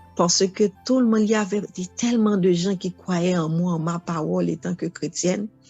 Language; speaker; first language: French; non-native, local second language; Haitian Creole